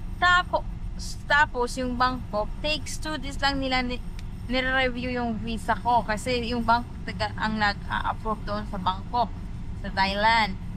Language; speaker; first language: Filipino; non-native, local second language; Cebuano